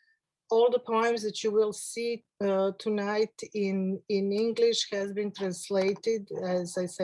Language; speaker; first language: English; non-native, fluent; Serbian